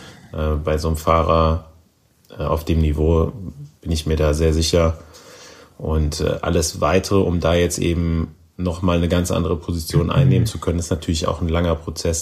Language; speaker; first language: German; native; German